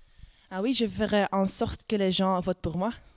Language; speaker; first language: French; non-native, local second language; Dutch